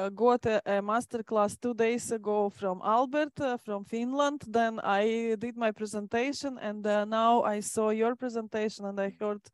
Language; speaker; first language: English; non-native, fluent; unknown